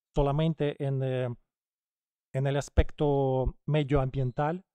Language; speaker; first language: Spanish; non-native, fluent; Ukrainian